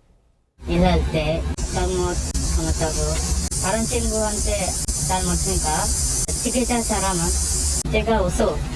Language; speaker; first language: Korean; non-native, learner; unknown